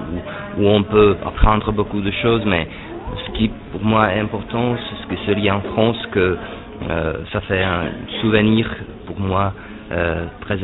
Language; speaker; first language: French; non-native, learner; Czech